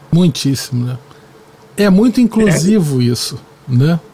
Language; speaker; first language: Portuguese; native; Portuguese